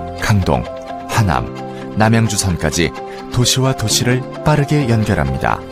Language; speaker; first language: Korean; native; Korean